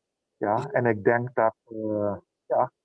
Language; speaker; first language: Dutch; non-native, local second language; Papiamento